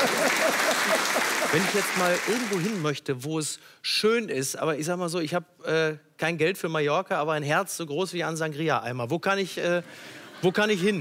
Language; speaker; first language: German; native; German